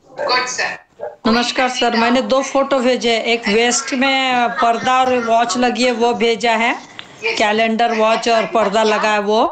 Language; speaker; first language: Hindi; non-native, local second language; Marathi